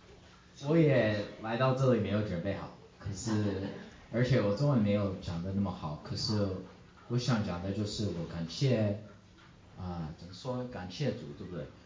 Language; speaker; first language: Chinese; early bilingual, heritage; English